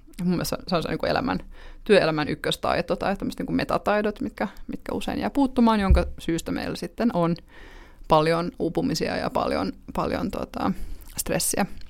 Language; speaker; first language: Finnish; native; Finnish